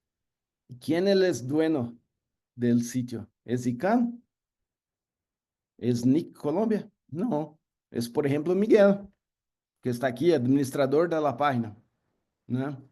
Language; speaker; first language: Spanish; non-native, learner; Portuguese